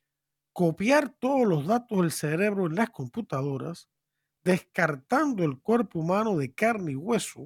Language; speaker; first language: Spanish; native; Spanish